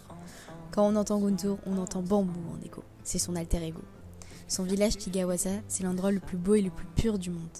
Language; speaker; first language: French; native; French